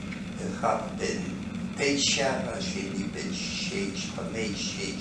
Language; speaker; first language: Hebrew; non-native, fluent; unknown